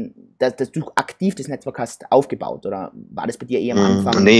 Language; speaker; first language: German; native; German